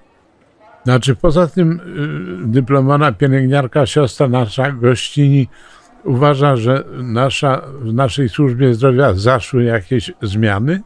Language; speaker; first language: Polish; native; Polish